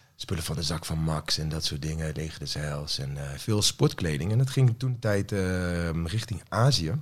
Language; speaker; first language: Dutch; native; Dutch